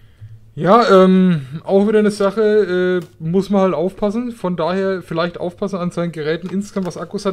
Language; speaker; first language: German; native; German